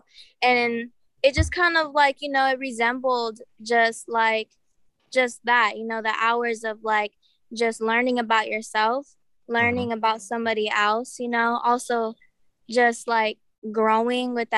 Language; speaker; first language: English; native; English